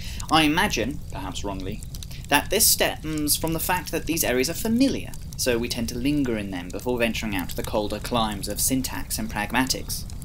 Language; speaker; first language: English; early bilingual, other home language; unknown